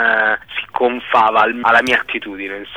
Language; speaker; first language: Italian; native; Italian